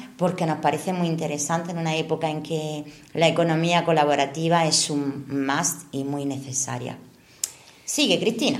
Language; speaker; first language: Spanish; non-native, fluent; Italian